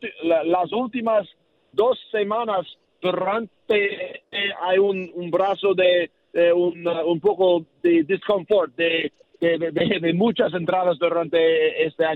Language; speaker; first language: Spanish; non-native, learner; English